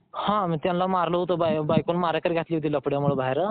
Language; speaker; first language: Marathi; native; Marathi